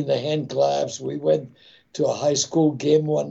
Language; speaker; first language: English; non-native, fluent; Italian